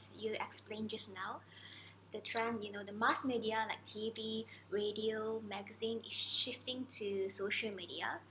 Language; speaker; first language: English; non-native, fluent; Japanese